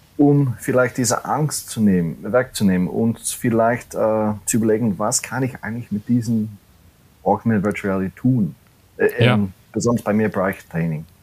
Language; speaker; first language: German; non-native, fluent; English